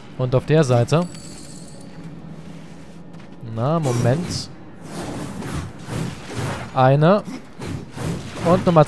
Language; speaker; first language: German; native; German